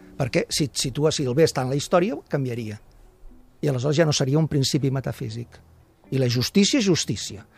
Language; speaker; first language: Catalan; native; Catalan